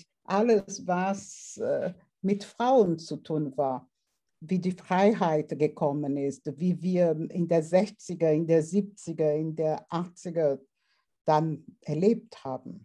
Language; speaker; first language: German; non-native, fluent; Portuguese